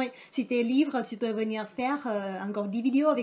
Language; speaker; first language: French; non-native, fluent; Thai